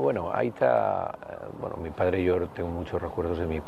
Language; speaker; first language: Spanish; native; Spanish